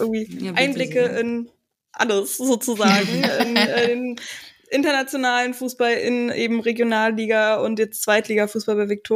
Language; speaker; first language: German; native; German